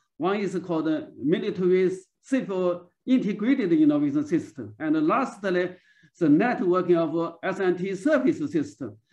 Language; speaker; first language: English; non-native, learner; Chinese